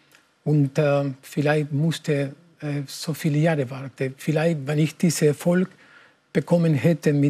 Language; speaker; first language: German; non-native, learner; Spanish